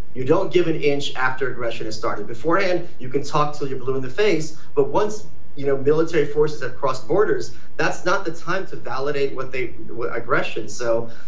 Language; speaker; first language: English; early bilingual, other home language; Ukrainian